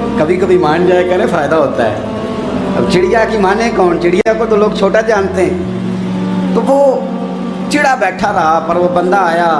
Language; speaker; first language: Urdu; non-native, local second language; Punjabi